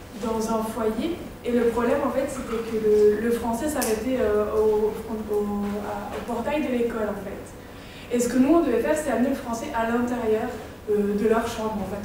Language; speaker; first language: French; native; French